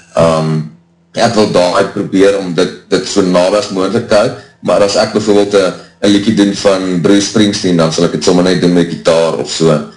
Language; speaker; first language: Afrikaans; native; Afrikaans